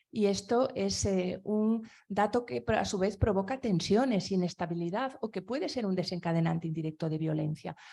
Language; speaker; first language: Spanish; non-native, local second language; Galician